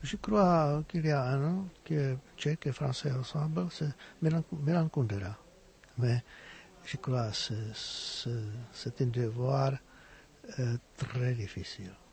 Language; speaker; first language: French; non-native, fluent; Czech